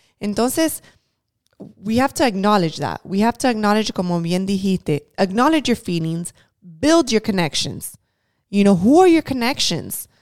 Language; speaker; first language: English; early bilingual, other home language; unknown